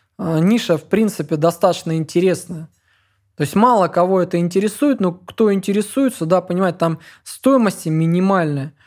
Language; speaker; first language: Russian; native; Russian